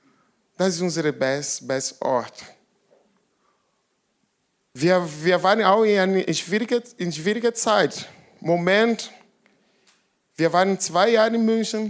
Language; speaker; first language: German; non-native, learner; Portuguese